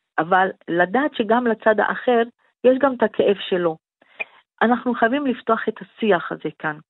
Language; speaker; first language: Hebrew; non-native, local second language; Arabic